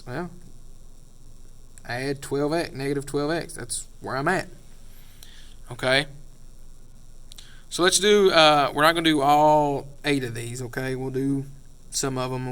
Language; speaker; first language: English; native; English